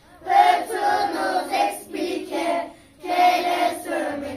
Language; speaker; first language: French; non-native, learner; Turkish